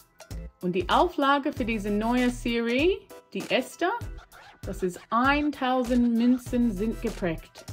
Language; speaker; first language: German; non-native, learner; English